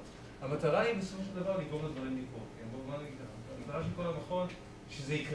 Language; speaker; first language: Hebrew; native; Hebrew